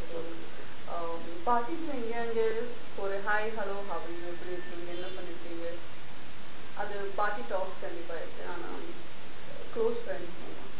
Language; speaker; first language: Tamil; non-native, learner; Gujarati